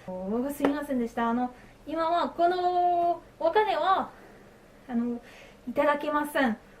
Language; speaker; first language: Japanese; non-native, learner; French